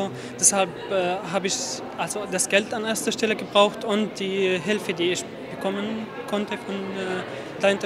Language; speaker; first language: German; non-native, fluent; Arabic